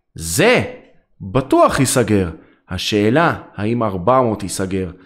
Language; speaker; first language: Hebrew; native; Hebrew